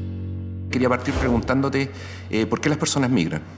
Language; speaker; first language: Spanish; native; Spanish